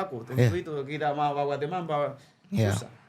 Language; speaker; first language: Indonesian; non-native, fluent; Spanish